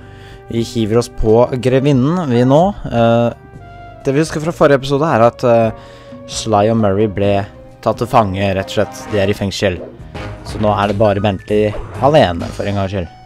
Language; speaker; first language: Norwegian; native; Norwegian